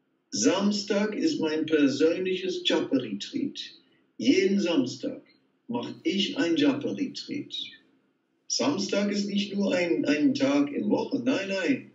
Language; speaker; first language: German; non-native, fluent; Dutch